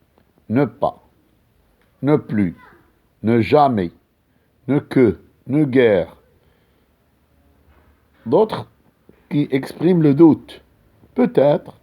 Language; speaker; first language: French; non-native, local second language; Arabic